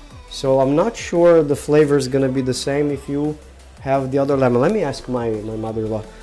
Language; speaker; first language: English; non-native, fluent; Portuguese